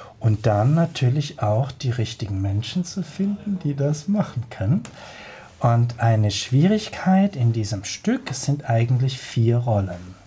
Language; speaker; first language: German; native; German